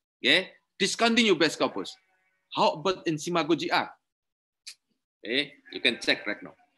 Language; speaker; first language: English; non-native, learner; Indonesian